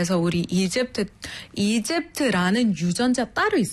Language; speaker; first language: Korean; non-native, fluent; Arabic